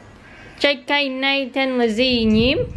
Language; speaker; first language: Vietnamese; early bilingual, heritage; English